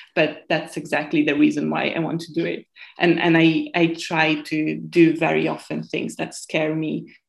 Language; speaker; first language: English; non-native, fluent; Italian